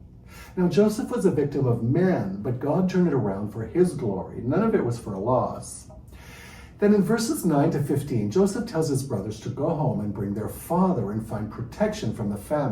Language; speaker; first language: English; native; English